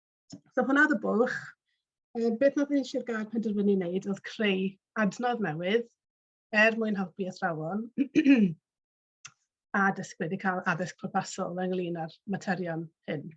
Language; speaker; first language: Welsh; native; Welsh